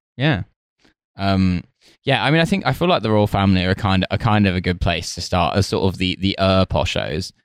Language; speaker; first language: English; native; English